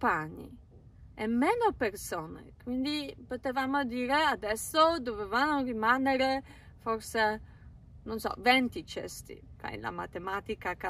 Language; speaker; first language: Italian; non-native, fluent; Polish